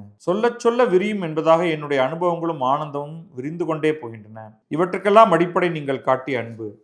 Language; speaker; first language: Tamil; native; Tamil